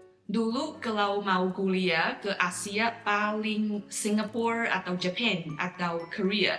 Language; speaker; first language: Indonesian; non-native, fluent; Chinese